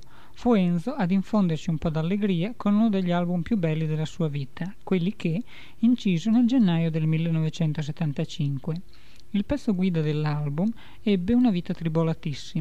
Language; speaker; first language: Italian; native; Italian